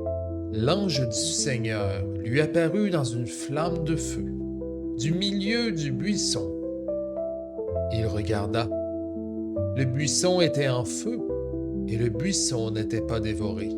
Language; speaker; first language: French; native; French